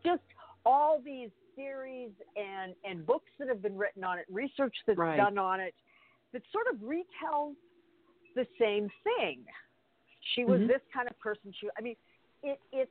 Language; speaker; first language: English; native; English